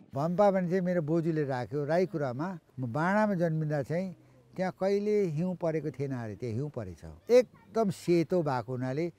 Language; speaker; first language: Nepali; native; Nepali